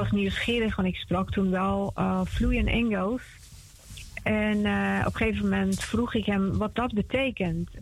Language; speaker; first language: Dutch; non-native, fluent; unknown